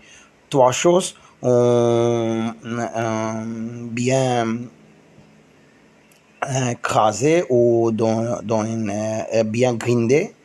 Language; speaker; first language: French; non-native, learner; Tamil